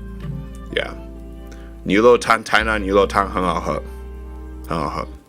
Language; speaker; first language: Chinese; non-native, learner; English